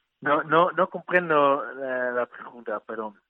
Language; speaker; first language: Spanish; non-native, learner; Dutch